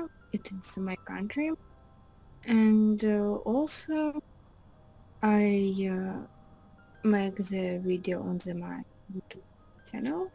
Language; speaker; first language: English; non-native, learner; Russian